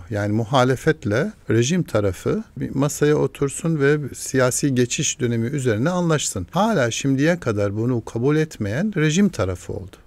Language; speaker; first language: Turkish; early bilingual, heritage; Arabic